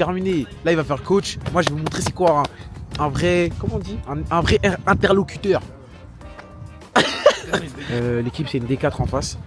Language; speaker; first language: French; native; French